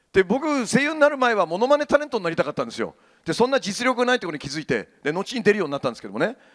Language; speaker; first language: Japanese; native; Japanese